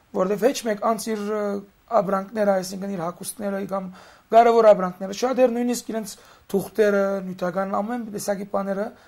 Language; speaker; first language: Armenian; early bilingual, heritage; Armenian